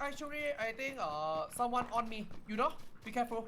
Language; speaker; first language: English; non-native, learner; Thai